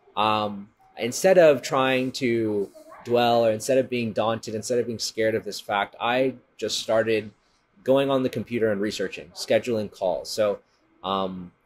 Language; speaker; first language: English; native; English